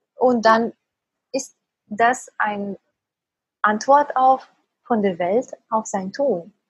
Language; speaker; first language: German; native; German